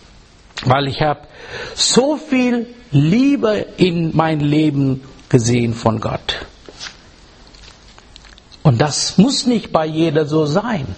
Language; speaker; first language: German; non-native, learner; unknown